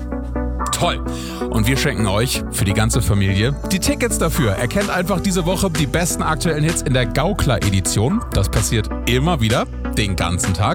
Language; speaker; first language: German; native; German